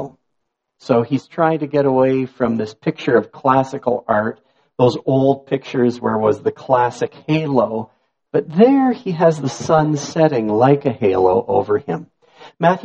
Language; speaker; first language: English; native; English